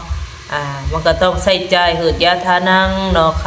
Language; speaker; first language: Thai; non-native, local second language; Lao